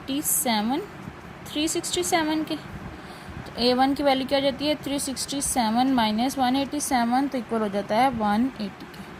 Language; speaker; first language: Hindi; non-native, local second language; Punjabi